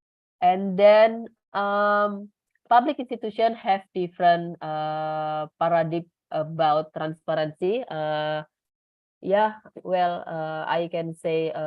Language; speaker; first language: English; non-native, learner; Indonesian